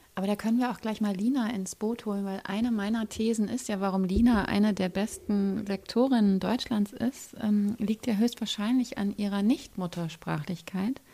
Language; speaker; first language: German; native; German